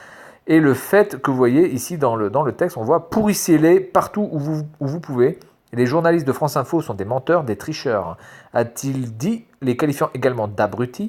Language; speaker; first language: French; native; French